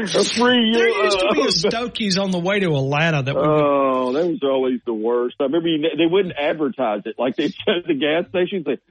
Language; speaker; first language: English; native; English